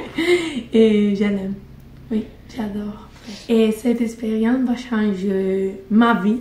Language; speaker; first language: French; non-native, learner; Spanish